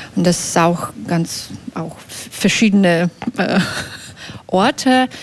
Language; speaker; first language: German; non-native, fluent; Belarusian